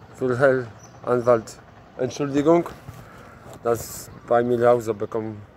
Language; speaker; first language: German; non-native, learner; Polish